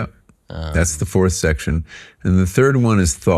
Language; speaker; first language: English; native; English